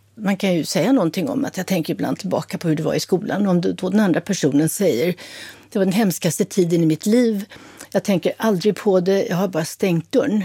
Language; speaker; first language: Swedish; native; Swedish